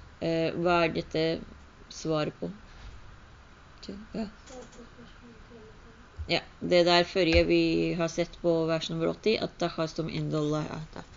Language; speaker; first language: Norwegian; early bilingual, other home language; Urdu